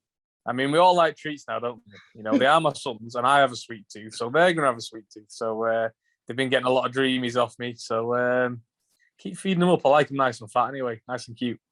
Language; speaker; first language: English; native; English